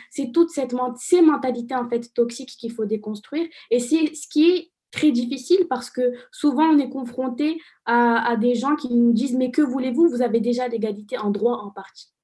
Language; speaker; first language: French; non-native, local second language; Arabic